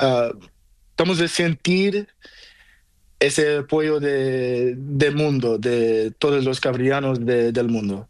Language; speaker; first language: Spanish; non-native, learner; Portuguese